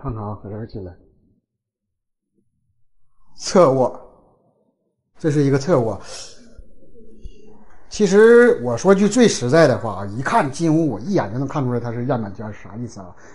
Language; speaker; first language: Chinese; native; Chinese